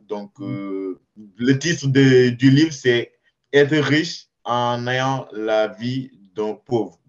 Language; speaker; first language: French; non-native, local second language; Wolof